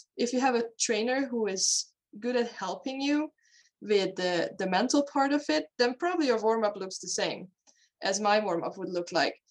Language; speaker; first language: English; non-native, fluent; Hungarian